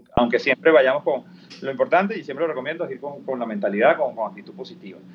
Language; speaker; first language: Spanish; native; Spanish